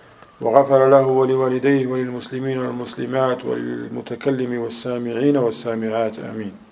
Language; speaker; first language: Arabic; non-native, fluent; English